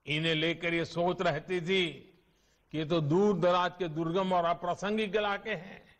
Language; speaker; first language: Hindi; non-native, local second language; Gujarati